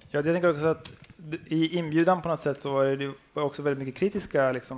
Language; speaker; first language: Swedish; native; Swedish